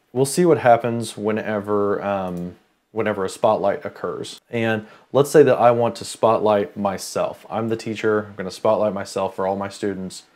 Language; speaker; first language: English; native; English